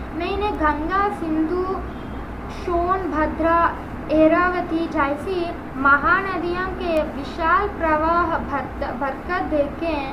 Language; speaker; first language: Hindi; non-native, local second language; Telugu